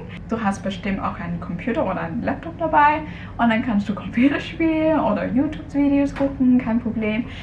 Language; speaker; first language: German; non-native, fluent; Cantonese